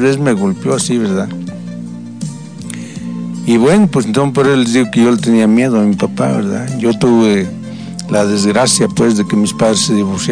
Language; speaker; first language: Spanish; native; Spanish